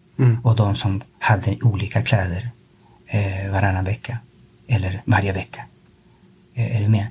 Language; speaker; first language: Swedish; early bilingual, other home language; Spanish